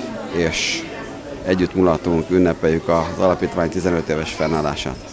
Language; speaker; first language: Hungarian; native; Hungarian